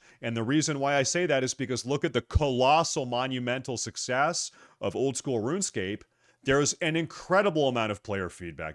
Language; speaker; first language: English; native; English